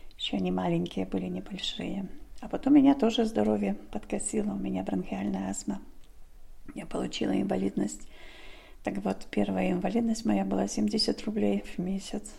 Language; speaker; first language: Russian; non-native, local second language; Polish